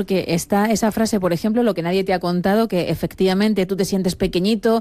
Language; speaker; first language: Spanish; native; Spanish